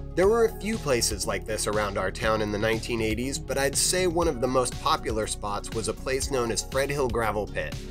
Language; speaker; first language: English; native; English